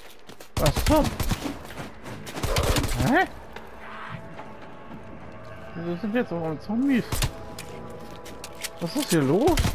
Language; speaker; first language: German; native; German